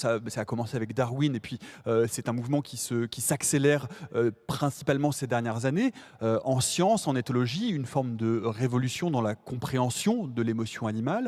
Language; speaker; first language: French; native; French